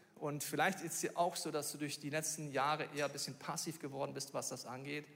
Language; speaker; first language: German; native; German